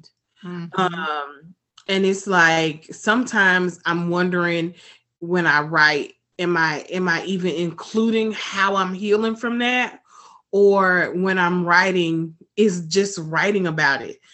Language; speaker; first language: English; native; English